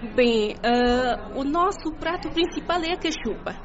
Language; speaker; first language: Portuguese; non-native, local second language; Kabuverdianu